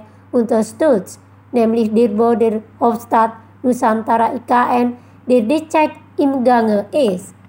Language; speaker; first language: German; non-native, fluent; Indonesian